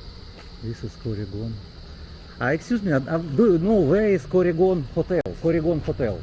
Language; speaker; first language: English; non-native, learner; Russian